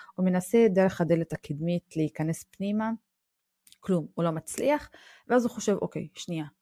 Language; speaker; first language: Hebrew; non-native, local second language; Arabic